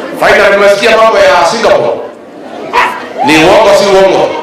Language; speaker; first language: Swahili; non-native, local second language; Kamba